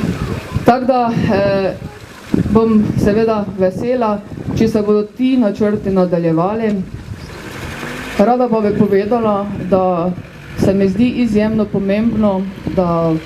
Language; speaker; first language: Slovenian; native; Slovenian